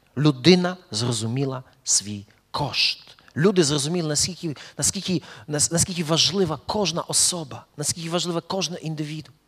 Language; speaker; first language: Ukrainian; early bilingual, heritage; Ukrainian